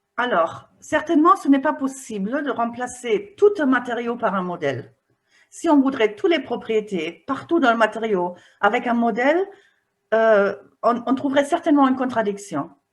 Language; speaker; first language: French; non-native, fluent; German